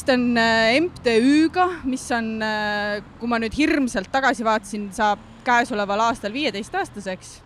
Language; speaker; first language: Estonian; native; Estonian